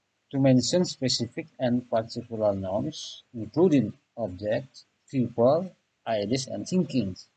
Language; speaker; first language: English; non-native, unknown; Indonesian